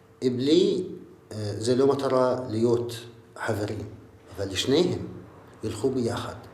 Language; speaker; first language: Hebrew; non-native, local second language; Arabic